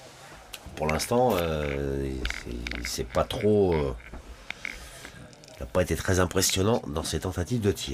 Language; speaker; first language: French; native; French